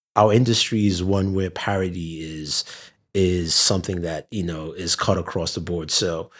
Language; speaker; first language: English; non-native, local second language; Yoruba